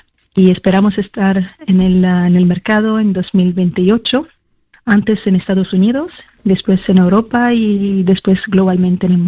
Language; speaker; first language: Spanish; non-native, fluent; French